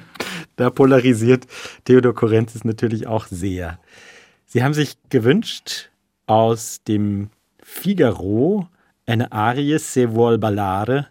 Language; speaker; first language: German; native; German